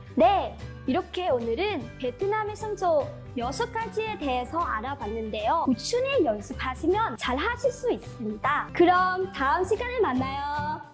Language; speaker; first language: Korean; non-native, fluent; Vietnamese